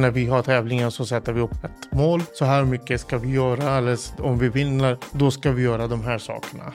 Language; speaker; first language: Swedish; non-native, fluent; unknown